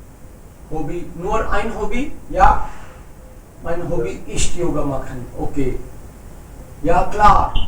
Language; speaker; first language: German; non-native, fluent; Hindi